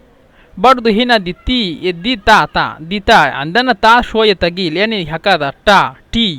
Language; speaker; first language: Arabic; non-native, fluent; Bangla